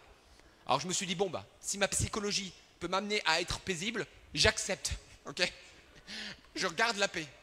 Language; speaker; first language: French; early bilingual, other home language; Arabic